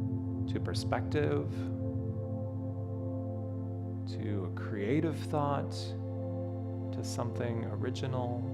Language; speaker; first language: English; native; English